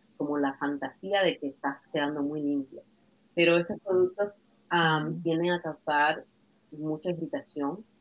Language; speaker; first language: Spanish; native; Spanish